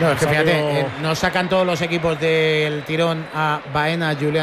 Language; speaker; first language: Spanish; native; Spanish